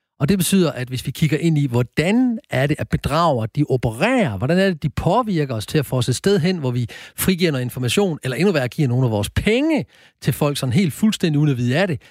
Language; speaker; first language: Danish; native; Danish